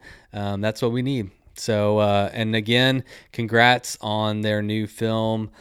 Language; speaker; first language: English; native; English